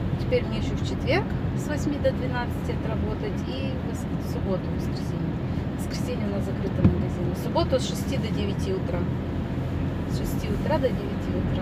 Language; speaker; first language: Russian; native; Russian